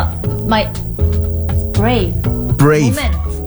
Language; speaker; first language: English; non-native, learner; Korean